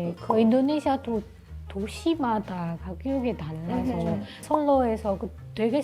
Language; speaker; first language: Korean; non-native, fluent; Indonesian